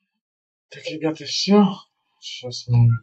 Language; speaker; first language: Russian; native; Russian